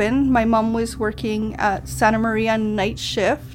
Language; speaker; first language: English; native; English